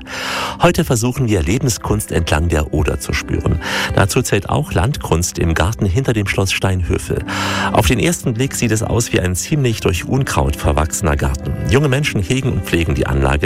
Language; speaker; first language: German; native; German